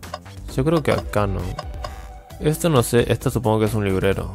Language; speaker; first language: Spanish; native; Spanish